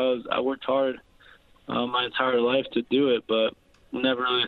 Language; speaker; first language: English; native; English